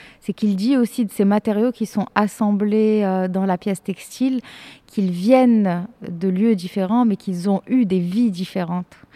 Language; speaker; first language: French; non-native, local second language; Arabic